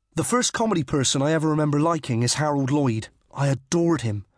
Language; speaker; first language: English; native; English